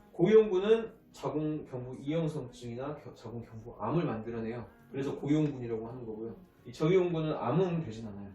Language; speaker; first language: Korean; native; Korean